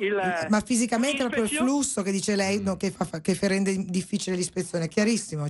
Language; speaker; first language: Italian; native; Italian